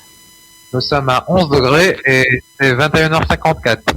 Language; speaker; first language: French; non-native, local second language; Arabic